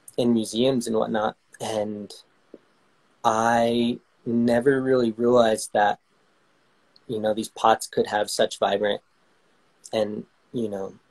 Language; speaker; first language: English; native; English